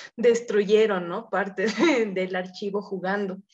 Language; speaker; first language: Spanish; native; Spanish